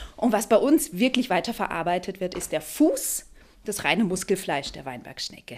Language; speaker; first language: German; native; German